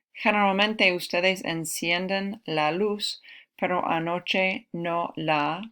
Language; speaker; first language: Spanish; non-native, fluent; English